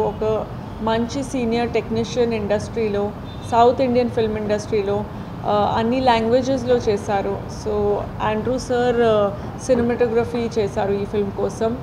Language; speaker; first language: Telugu; non-native, fluent; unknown